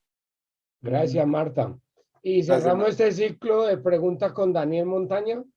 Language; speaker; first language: Spanish; native; Spanish